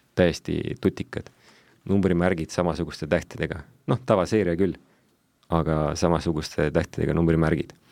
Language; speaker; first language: Estonian; non-native, local second language; Russian